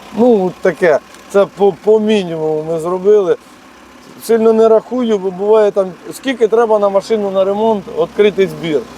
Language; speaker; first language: Ukrainian; native; Ukrainian